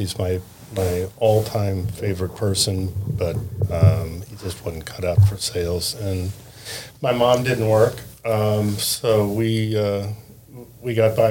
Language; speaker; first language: English; native; English